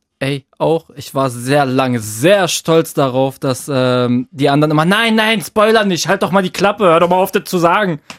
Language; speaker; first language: German; early bilingual, other home language; Arabic